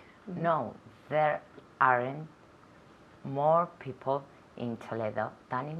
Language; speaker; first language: English; non-native, learner; Spanish